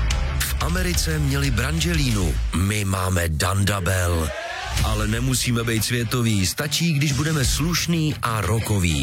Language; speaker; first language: Czech; native; Czech